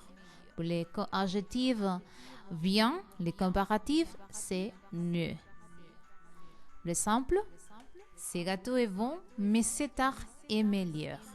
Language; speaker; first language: French; non-native, learner; Spanish